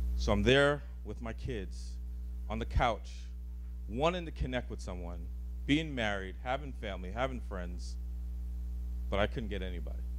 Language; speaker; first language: English; native; English